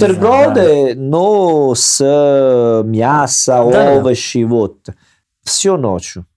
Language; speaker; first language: Russian; non-native, learner; Italian